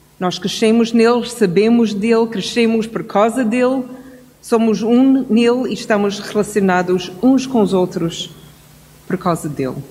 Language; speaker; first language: Portuguese; non-native, fluent; English